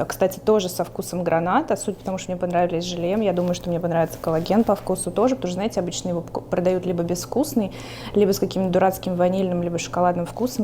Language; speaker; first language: Russian; native; Russian